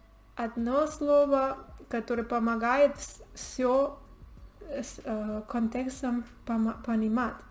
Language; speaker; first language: Russian; non-native, learner; Spanish